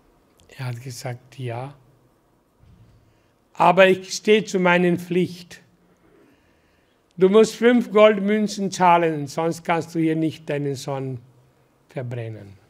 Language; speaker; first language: German; non-native, learner; Hindi